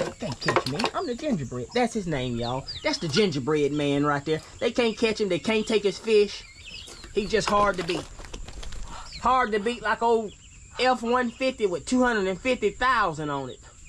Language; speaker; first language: English; native; English